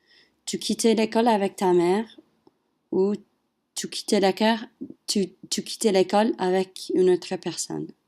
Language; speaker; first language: French; non-native, learner; English